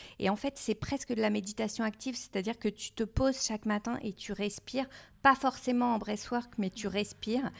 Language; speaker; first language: French; native; French